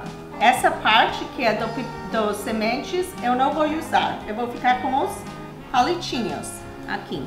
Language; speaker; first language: Portuguese; non-native, fluent; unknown